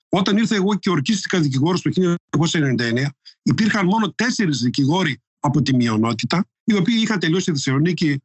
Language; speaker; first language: Greek; non-native, local second language; Turkish